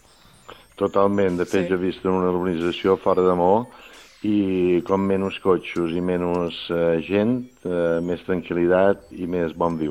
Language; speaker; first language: Catalan; native; Catalan